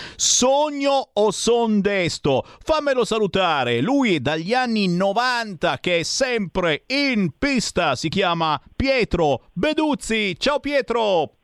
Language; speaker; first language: Italian; native; Italian